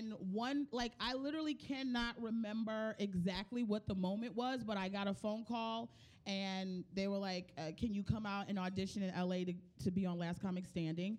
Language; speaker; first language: English; native; English